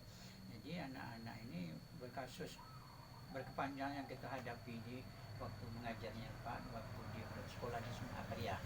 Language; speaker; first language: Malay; non-native, local second language; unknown